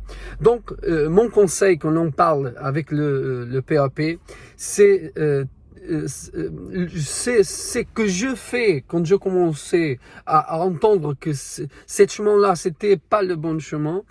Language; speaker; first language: French; non-native, learner; Portuguese